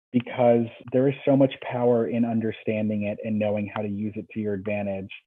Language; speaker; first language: English; native; English